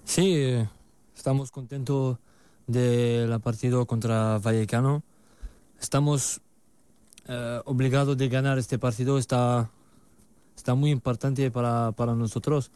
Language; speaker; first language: Spanish; non-native, learner; French